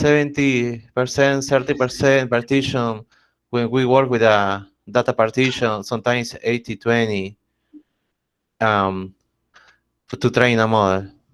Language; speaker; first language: English; non-native, fluent; Spanish